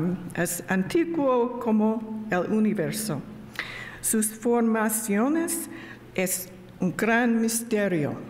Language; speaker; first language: Spanish; non-native, learner; English